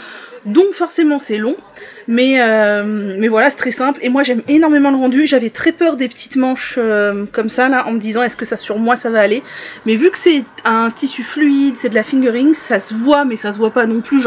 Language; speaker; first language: French; native; French